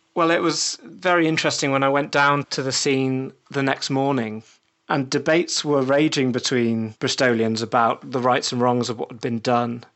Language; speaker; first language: English; native; English